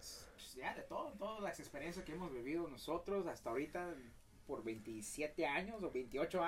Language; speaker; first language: Spanish; early bilingual, heritage; Spanish